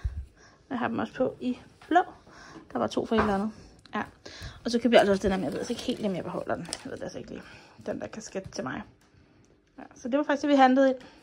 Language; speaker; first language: Danish; native; Danish